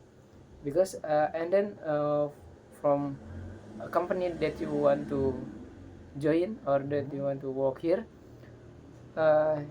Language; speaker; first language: English; non-native, learner; Indonesian